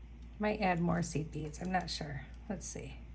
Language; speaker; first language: English; native; English